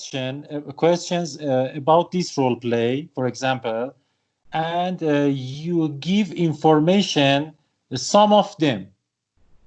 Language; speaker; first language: English; non-native, learner; Persian